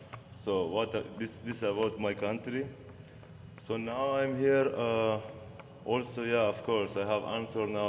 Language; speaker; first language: English; non-native, learner; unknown